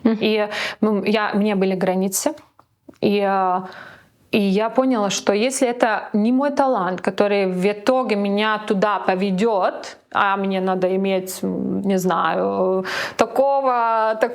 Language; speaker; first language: Russian; non-native, local second language; Latvian